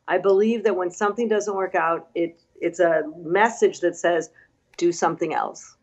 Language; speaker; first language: English; native; English